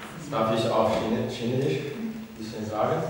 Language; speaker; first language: German; non-native, learner; Chinese